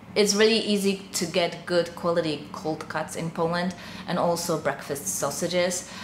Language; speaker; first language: English; non-native, fluent; Polish